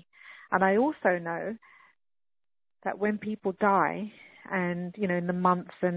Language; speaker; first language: English; native; English